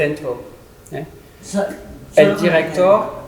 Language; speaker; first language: Spanish; non-native, learner; French